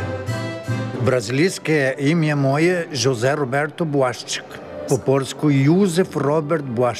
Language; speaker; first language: Polish; early bilingual, heritage; Polish